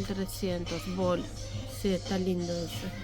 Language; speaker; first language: Spanish; non-native, fluent; Russian